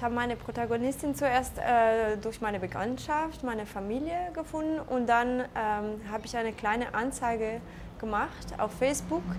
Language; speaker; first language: German; non-native, local second language; French